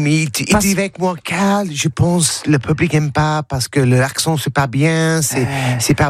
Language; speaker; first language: French; non-native, learner; English